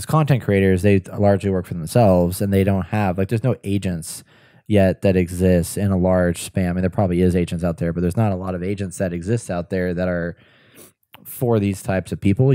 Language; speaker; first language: English; native; English